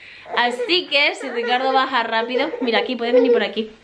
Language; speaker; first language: Spanish; native; Spanish